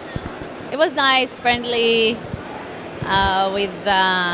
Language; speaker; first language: English; non-native, fluent; Hebrew